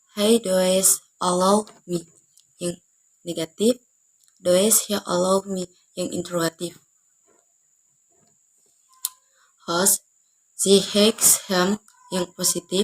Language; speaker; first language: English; non-native, learner; Indonesian